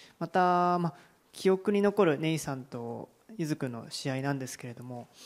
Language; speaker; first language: Japanese; native; Japanese